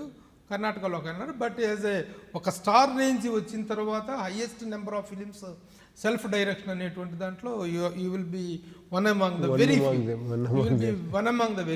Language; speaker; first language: Telugu; native; Telugu